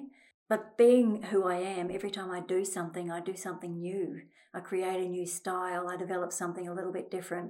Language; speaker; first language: English; native; English